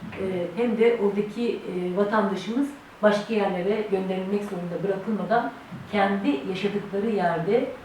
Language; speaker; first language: Turkish; native; Turkish